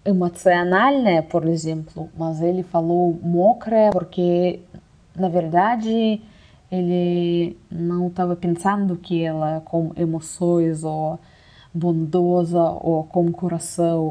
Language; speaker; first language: Portuguese; non-native, fluent; Russian